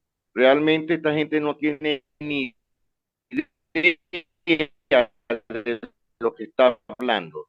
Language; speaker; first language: Spanish; native; Spanish